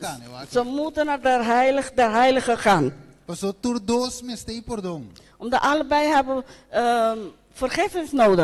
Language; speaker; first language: Dutch; non-native, local second language; Papiamento